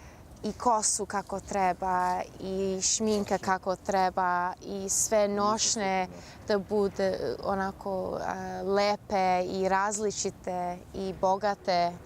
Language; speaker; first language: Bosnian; early bilingual, heritage; Bosnian